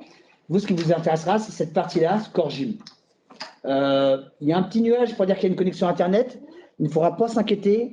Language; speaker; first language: French; native; French